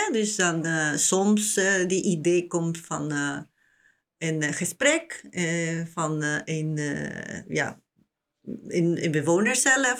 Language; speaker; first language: Dutch; non-native, learner; Spanish